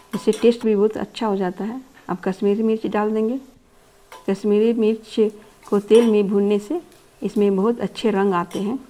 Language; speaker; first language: Hindi; native; Hindi